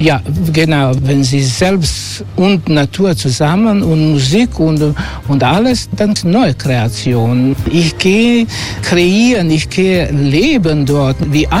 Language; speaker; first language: German; non-native, learner; Croatian